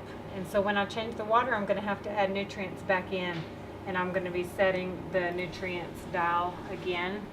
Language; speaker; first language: English; native; English